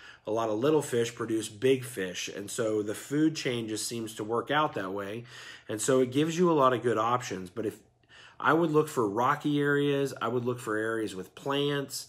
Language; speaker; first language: English; native; English